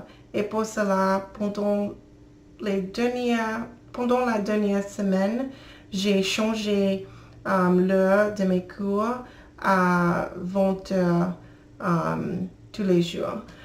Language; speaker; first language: French; non-native, learner; English